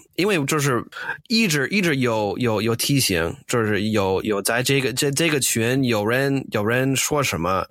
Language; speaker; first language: Chinese; non-native, fluent; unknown